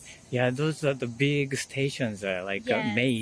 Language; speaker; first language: English; non-native, fluent; Japanese